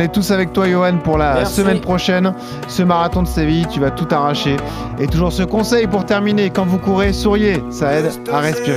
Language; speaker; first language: French; native; French